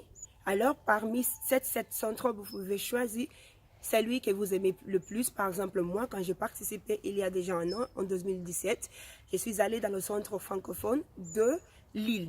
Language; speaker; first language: French; non-native, fluent; Spanish